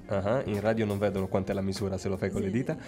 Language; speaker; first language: Italian; native; Italian